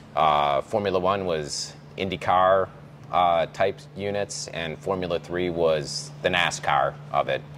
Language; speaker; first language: English; native; English